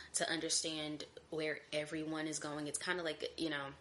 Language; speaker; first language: English; native; English